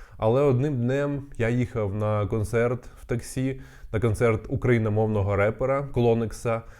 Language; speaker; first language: Ukrainian; non-native, local second language; Russian